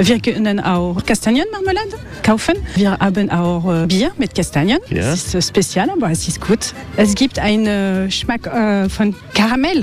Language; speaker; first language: German; non-native, learner; French